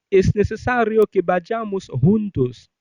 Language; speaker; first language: Spanish; non-native, fluent; Haitian Creole